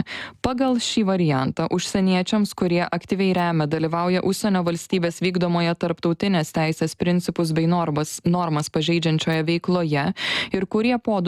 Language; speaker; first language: Lithuanian; native; Lithuanian